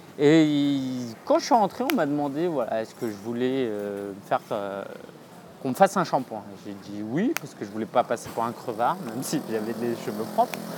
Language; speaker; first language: French; native; French